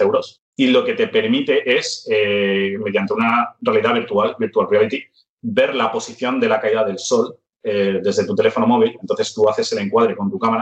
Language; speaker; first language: Spanish; native; Spanish